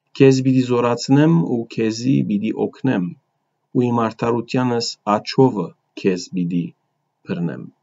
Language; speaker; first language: Armenian; early bilingual, heritage; Armenian